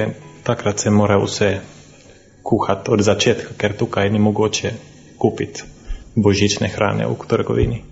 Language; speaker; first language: Slovenian; non-native, fluent; Finnish